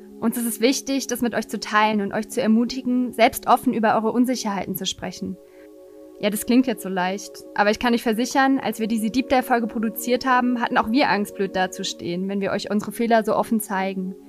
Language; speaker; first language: German; native; German